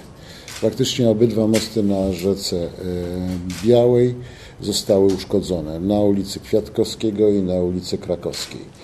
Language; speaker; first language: Polish; native; Polish